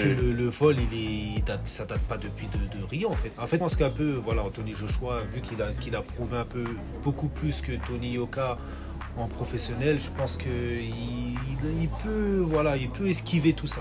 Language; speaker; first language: French; native; French